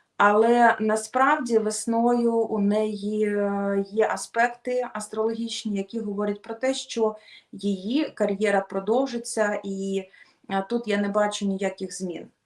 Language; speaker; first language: Ukrainian; non-native, local second language; Russian